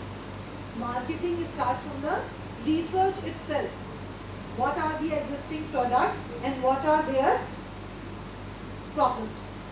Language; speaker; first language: English; non-native, local second language; Hindi